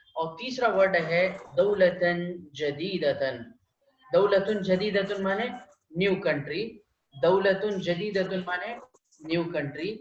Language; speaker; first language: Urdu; native; Urdu